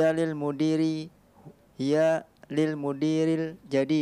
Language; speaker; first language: Arabic; non-native, learner; Indonesian